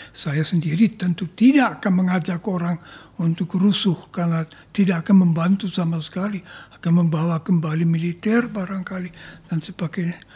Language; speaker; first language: Indonesian; non-native, fluent; German